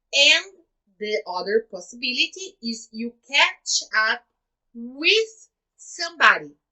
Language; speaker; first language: English; non-native, fluent; Portuguese